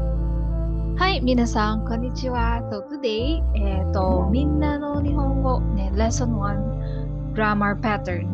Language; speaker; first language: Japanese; non-native, fluent; Filipino